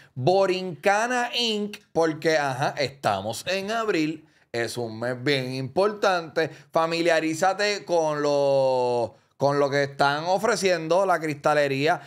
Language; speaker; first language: Spanish; native; Spanish